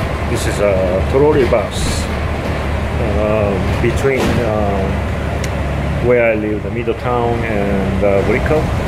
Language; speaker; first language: English; non-native, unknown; Japanese